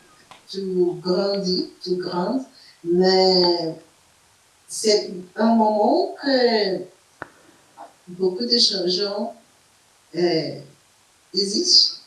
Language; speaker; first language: French; non-native, fluent; Portuguese